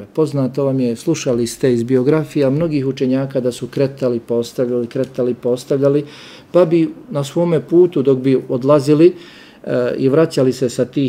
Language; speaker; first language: Serbian; native; Serbian